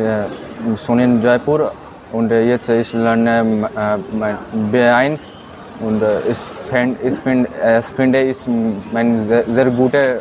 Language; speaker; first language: German; non-native, learner; Bangla